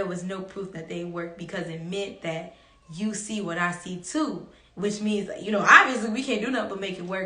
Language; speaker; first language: English; native; English